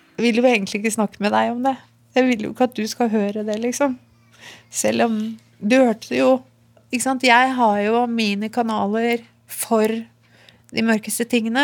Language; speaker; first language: Norwegian; native; Norwegian